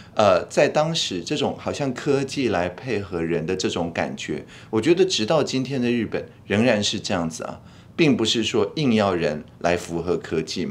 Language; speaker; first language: Chinese; native; Chinese